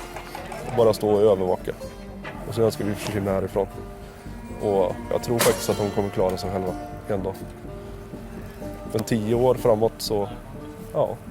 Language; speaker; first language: Swedish; native; Swedish